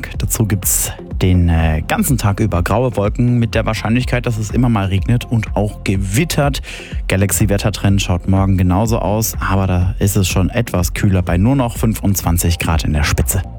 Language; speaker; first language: German; native; German